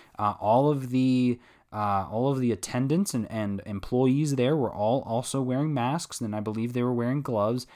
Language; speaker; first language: English; native; English